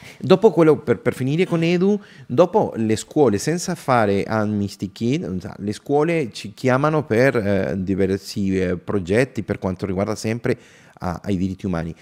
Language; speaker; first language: Italian; non-native, fluent; Spanish